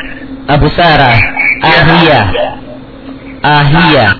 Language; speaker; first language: Arabic; non-native, fluent; Indonesian